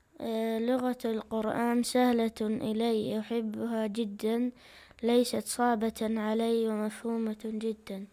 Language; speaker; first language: Arabic; early bilingual, other home language; Chechen